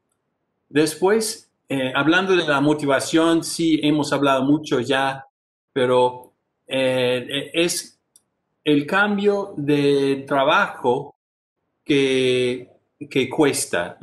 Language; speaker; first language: Spanish; non-native, fluent; English